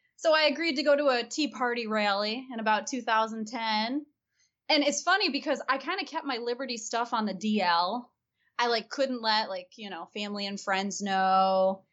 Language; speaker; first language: English; native; English